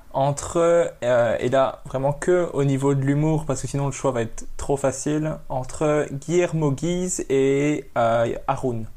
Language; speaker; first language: French; native; French